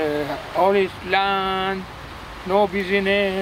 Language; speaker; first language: English; non-native, learner; Persian